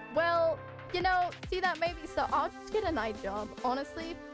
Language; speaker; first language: English; native; English